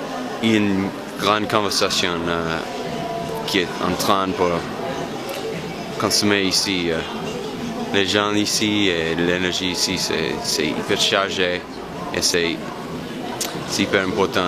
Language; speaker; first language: French; non-native, fluent; English